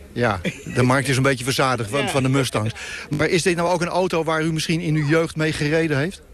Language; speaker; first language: Dutch; native; Dutch